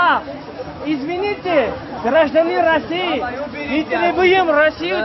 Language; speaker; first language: Russian; non-native, fluent; Armenian